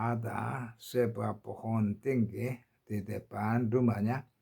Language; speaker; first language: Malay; non-native, learner; Korean